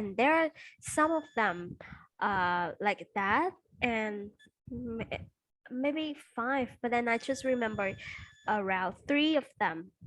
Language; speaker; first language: English; non-native, fluent; Vietnamese